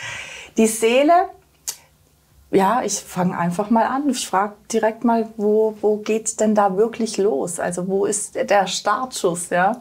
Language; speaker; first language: German; native; German